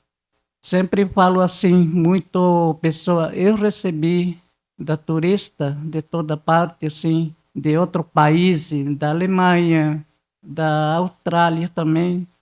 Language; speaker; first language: Portuguese; non-native, local second language; Guarani